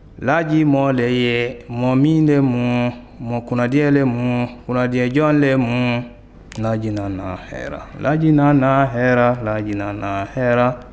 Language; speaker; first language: Italian; non-native, learner; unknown